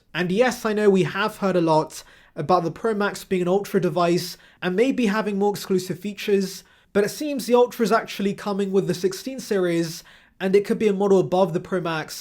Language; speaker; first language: English; native; English